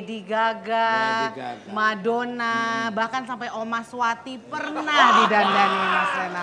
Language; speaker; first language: Indonesian; native; Indonesian